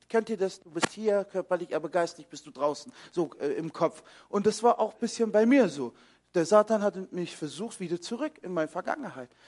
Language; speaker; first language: German; early bilingual, other home language; Kurdish